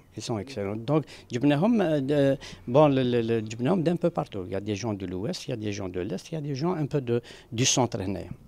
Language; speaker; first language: French; non-native, local second language; Arabic